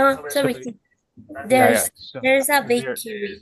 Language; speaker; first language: English; non-native, learner; Spanish